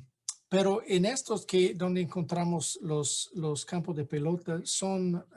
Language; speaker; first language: Spanish; non-native, fluent; English